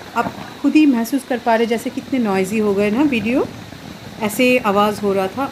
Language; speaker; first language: Hindi; non-native, local second language; Bangla